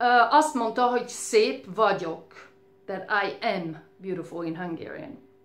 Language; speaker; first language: Hungarian; native; Hungarian